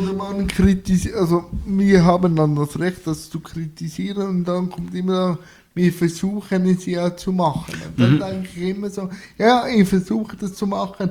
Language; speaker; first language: German; native; German